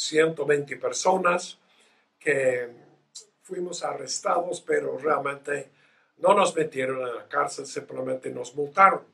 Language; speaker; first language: Spanish; non-native, fluent; English